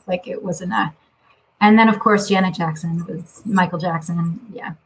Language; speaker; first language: English; native; English